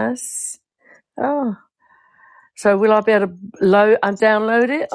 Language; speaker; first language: English; native; English